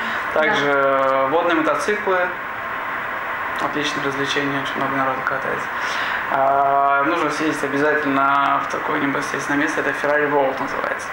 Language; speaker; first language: Russian; native; Russian